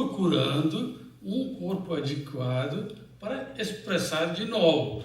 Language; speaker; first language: Portuguese; non-native, fluent; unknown